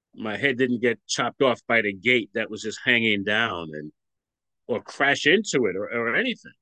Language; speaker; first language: English; native; English